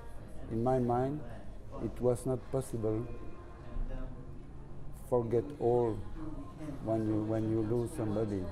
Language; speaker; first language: English; non-native, learner; French